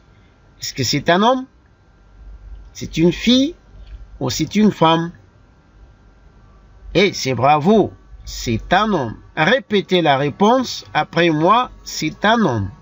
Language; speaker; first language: French; non-native, fluent; Arabic